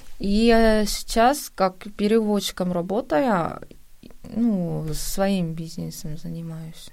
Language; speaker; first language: Russian; non-native, fluent; Korean